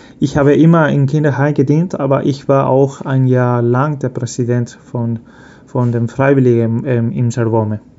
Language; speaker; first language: German; early bilingual, heritage; Spanish